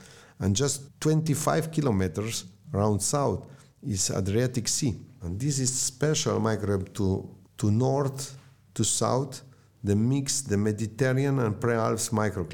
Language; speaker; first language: English; non-native, learner; Slovenian